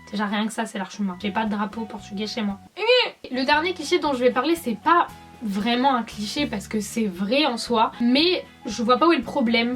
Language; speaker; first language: French; native; French